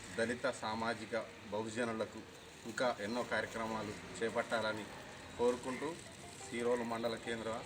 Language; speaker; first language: Telugu; native; Telugu